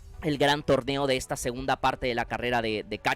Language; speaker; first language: Spanish; native; Spanish